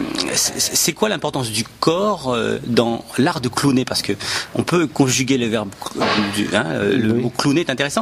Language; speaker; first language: French; native; French